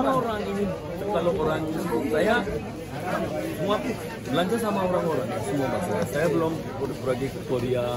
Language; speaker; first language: Indonesian; non-native, learner; Hindi